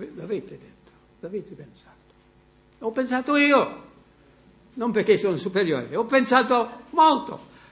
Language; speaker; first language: Italian; non-native, fluent; English